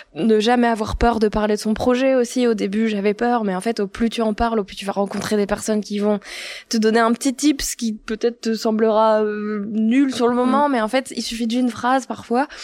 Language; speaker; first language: French; native; French